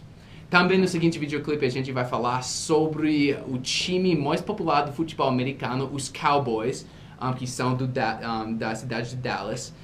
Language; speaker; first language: Portuguese; non-native, fluent; English